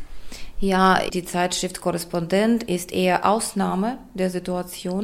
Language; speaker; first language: German; non-native, fluent; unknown